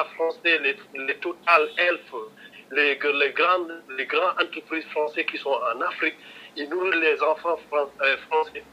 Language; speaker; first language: French; non-native, local second language; Wolof